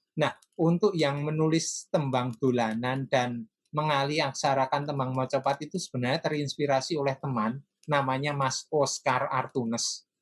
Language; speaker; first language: Indonesian; non-native, local second language; Javanese